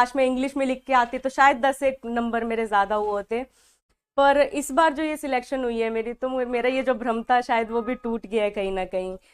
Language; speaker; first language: Hindi; non-native, local second language; Punjabi